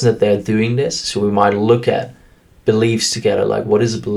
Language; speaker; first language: English; non-native, fluent; German